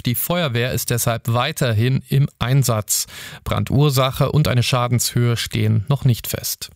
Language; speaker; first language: German; native; German